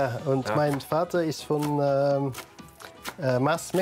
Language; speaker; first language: German; non-native, learner; Dutch